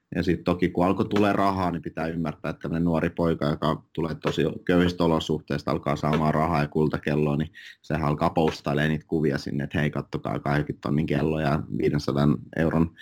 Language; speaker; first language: Finnish; early bilingual, other home language; Russian